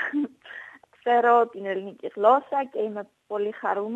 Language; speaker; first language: Greek; non-native, fluent; Armenian